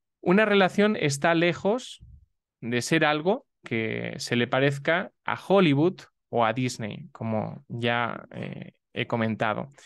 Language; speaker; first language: Spanish; native; Spanish